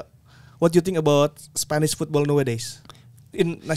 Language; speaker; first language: English; non-native, learner; Indonesian